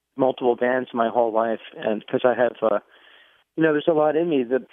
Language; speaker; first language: English; native; English